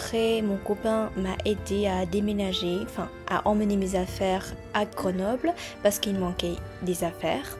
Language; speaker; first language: French; non-native, fluent; Vietnamese